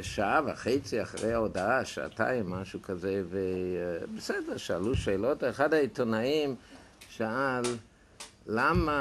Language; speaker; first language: Hebrew; non-native, fluent; German